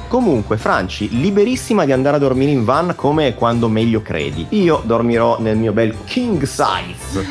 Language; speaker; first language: Italian; native; Italian